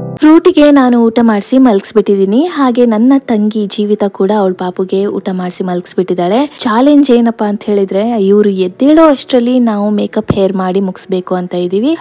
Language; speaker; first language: Kannada; non-native, local second language; Konkani